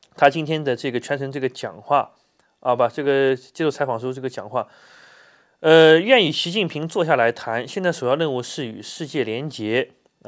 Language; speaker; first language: Chinese; native; Chinese